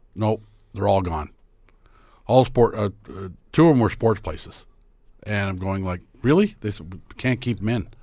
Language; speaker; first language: English; native; English